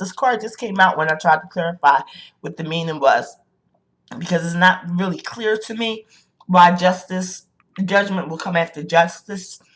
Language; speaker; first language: English; native; English